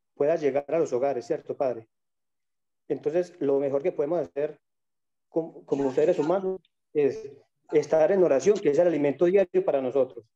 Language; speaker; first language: Spanish; native; Spanish